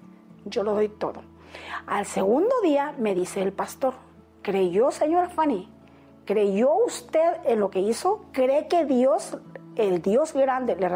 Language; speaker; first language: Spanish; native; Spanish